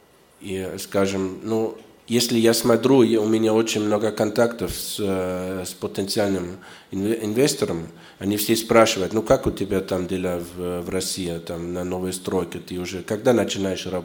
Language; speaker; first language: Russian; non-native, fluent; German